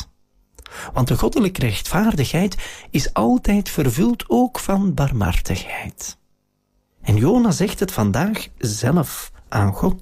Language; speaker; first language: Dutch; native; Dutch